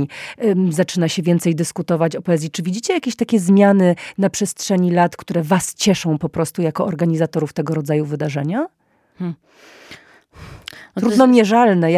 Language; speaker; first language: Polish; native; Polish